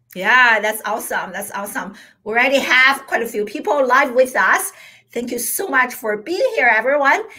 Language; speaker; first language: English; non-native, fluent; Chinese